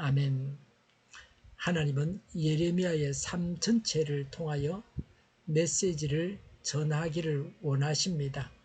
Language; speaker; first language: Korean; native; Korean